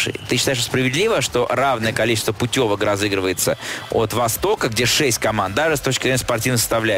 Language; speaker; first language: Russian; native; Russian